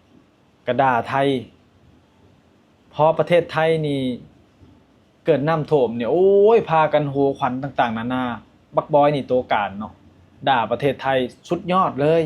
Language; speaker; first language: Thai; non-native, local second language; Lao